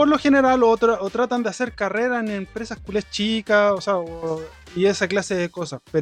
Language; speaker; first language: Spanish; native; Spanish